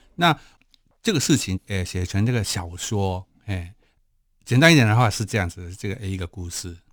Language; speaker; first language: Chinese; non-native, fluent; Japanese